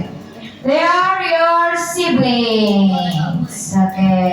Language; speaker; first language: English; non-native, learner; Indonesian